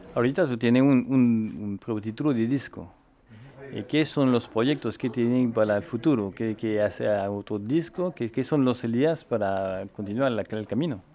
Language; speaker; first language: Spanish; non-native, learner; French